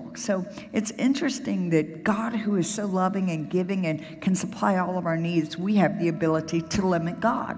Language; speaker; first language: English; native; English